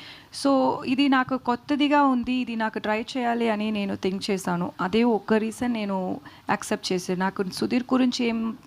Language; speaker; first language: Telugu; non-native, learner; Tamil